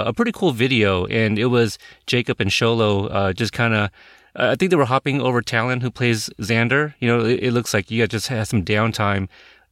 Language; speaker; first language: English; native; English